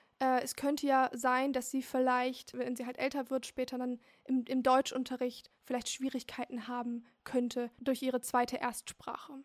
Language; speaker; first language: German; early bilingual, other home language; Turkish